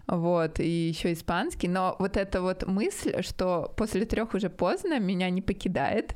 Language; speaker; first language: Russian; native; Russian